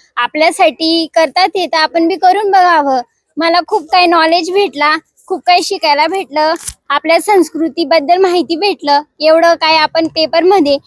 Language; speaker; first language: Marathi; non-native, local second language; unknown